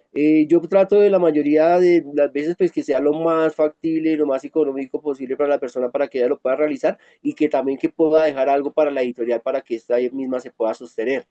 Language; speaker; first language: Spanish; native; Spanish